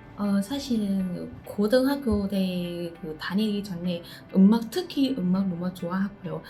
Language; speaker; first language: Korean; non-native, learner; Vietnamese